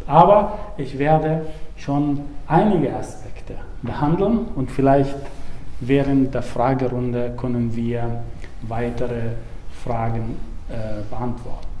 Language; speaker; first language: German; non-native, fluent; Arabic